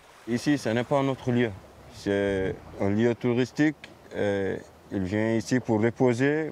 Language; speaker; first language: French; non-native, fluent; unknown